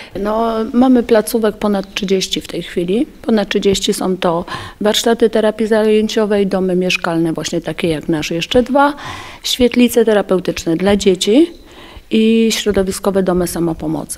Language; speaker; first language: Polish; native; Polish